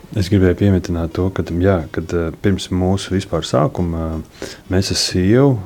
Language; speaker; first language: Latvian; native; Latvian